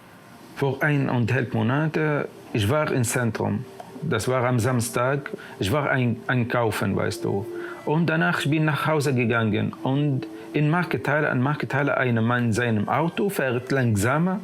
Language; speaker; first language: German; non-native, learner; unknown